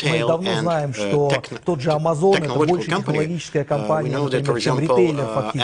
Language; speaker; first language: Russian; native; Russian